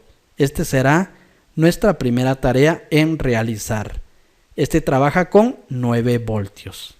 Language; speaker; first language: Spanish; native; Spanish